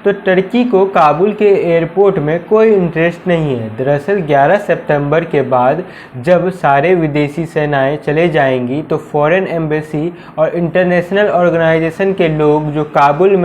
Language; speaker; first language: Hindi; native; Hindi